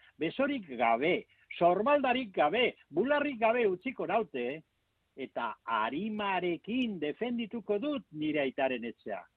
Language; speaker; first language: Basque; native; Basque